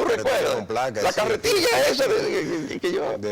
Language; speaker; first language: Spanish; native; Spanish